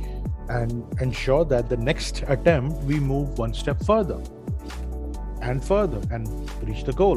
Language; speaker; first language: English; non-native, local second language; Hindi